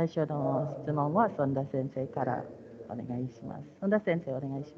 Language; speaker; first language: Japanese; non-native, fluent; Indonesian